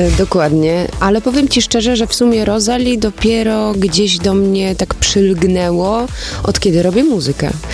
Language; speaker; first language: Polish; early bilingual, heritage; Polish